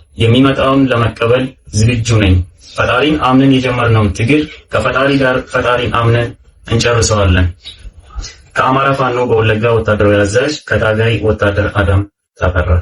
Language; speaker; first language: Amharic; native; Amharic